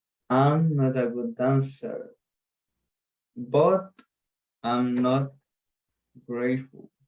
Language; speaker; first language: English; non-native, learner; Spanish